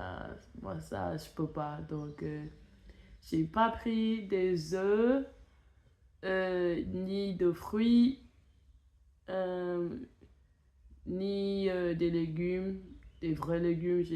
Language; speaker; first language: French; non-native, fluent; English